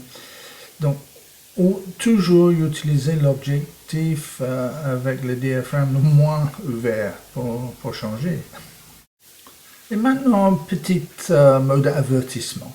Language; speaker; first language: French; non-native, fluent; English